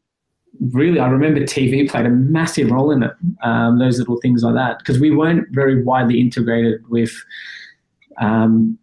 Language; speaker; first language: English; early bilingual, other home language; Persian